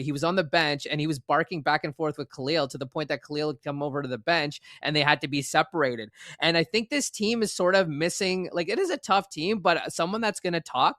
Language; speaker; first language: English; native; English